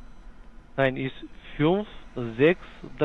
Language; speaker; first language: German; non-native, learner; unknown